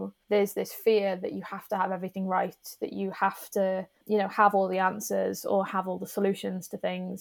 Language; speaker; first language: English; native; English